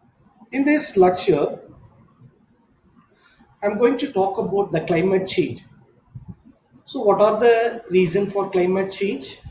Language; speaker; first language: English; non-native, local second language; Tamil